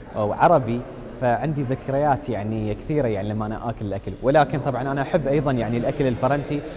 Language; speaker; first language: Arabic; native; Arabic